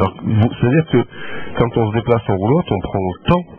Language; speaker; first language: French; native; French